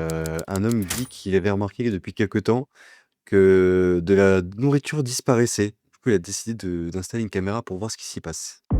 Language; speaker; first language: French; native; French